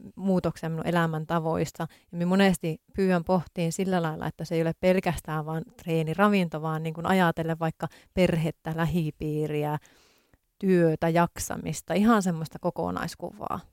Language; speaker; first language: Finnish; native; Finnish